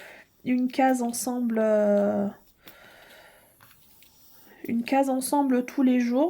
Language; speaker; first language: French; native; French